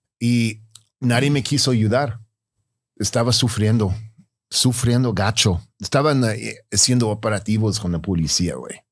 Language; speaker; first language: Spanish; non-native, fluent; English